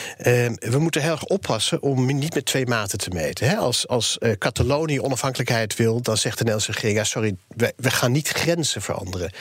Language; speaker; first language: Dutch; native; Dutch